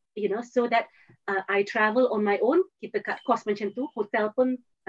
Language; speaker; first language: English; non-native, local second language; Malay